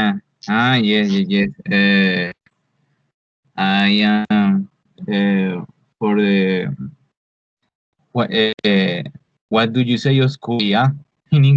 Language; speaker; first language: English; non-native, learner; Spanish